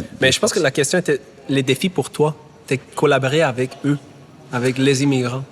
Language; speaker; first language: French; non-native, fluent; German